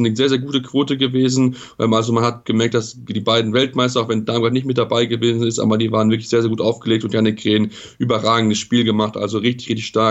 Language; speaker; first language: German; native; German